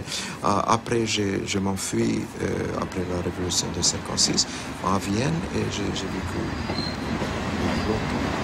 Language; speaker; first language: French; non-native, fluent; Hungarian